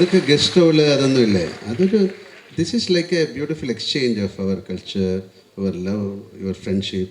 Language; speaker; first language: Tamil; non-native, learner; Malayalam